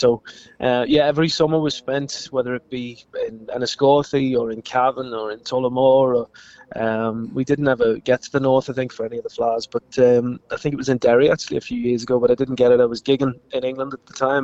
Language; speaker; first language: English; native; English